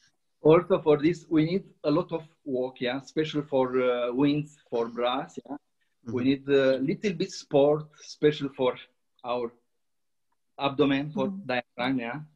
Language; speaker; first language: English; non-native, learner; Romanian